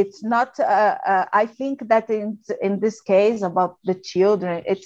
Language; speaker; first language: English; non-native, learner; Portuguese